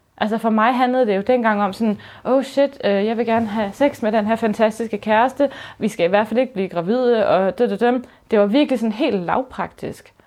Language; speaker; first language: Danish; early bilingual, other home language; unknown